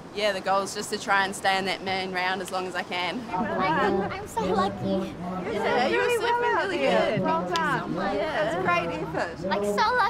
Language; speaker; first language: English; native; English